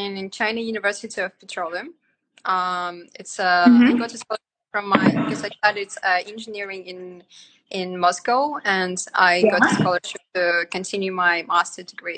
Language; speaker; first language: English; non-native, fluent; Yakut